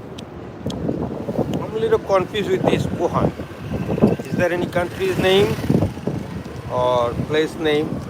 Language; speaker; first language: English; non-native, local second language; Bangla